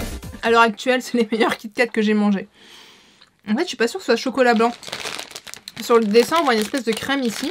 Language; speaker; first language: French; native; French